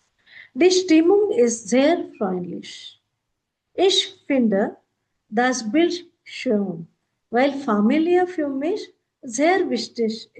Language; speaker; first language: German; non-native, fluent; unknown